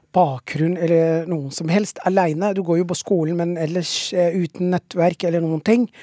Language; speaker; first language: Norwegian; non-native, fluent; Somali